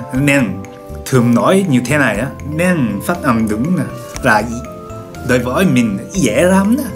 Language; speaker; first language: Vietnamese; non-native, fluent; Japanese